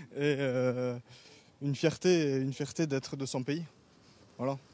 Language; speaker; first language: French; native; French